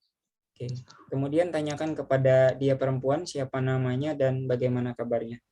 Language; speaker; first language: Indonesian; native; Indonesian